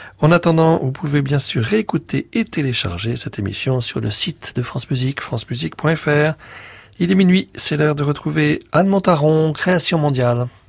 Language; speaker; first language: French; native; French